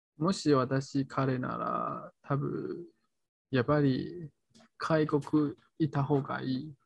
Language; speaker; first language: Japanese; non-native, learner; Chinese